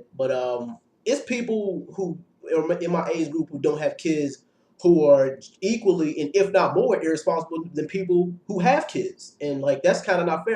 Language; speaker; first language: English; native; English